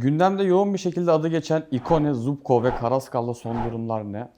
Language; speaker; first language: Turkish; native; Turkish